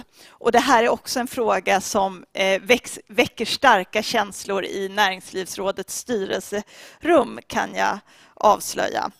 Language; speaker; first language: Swedish; native; Swedish